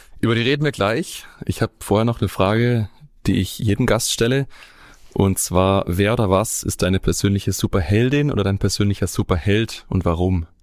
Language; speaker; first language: German; native; German